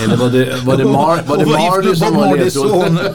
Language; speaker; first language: Swedish; native; Swedish